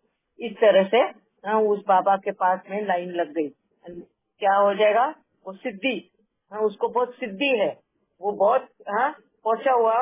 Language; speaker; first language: Hindi; native; Hindi